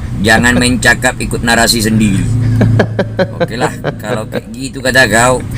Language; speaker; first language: Indonesian; native; Indonesian